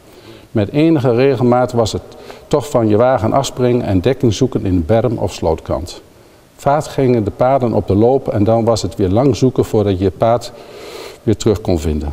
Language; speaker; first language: Dutch; native; Dutch